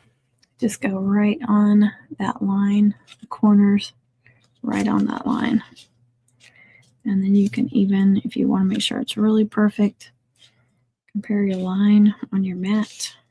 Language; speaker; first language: English; native; English